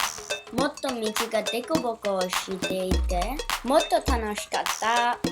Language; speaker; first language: Japanese; early bilingual, heritage; Japanese